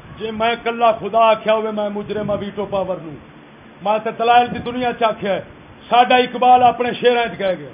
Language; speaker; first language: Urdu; non-native, local second language; Punjabi